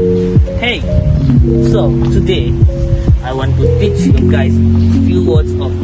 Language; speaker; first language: English; non-native, learner; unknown